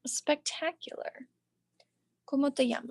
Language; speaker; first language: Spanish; non-native, learner; English